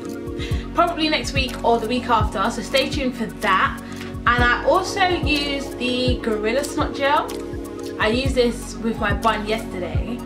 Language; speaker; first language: English; native; English